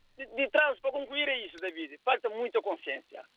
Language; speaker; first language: Portuguese; non-native, local second language; Kabuverdianu